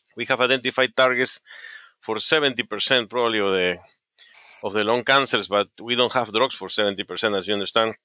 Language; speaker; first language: English; non-native, fluent; Spanish